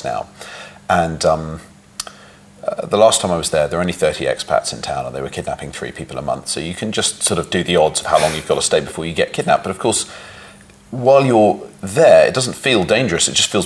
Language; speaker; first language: English; native; English